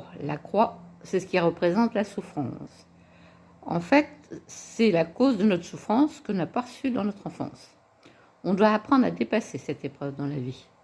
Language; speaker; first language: French; native; French